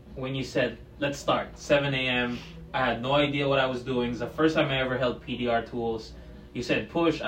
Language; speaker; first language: English; non-native, local second language; Filipino